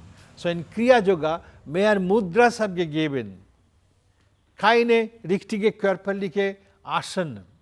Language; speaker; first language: German; non-native, learner; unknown